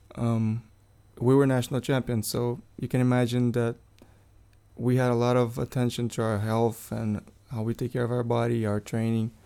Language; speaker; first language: English; non-native, fluent; Portuguese